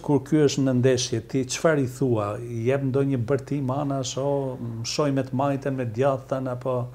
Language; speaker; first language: Albanian; native; Albanian